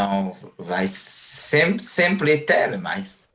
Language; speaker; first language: Portuguese; non-native, fluent; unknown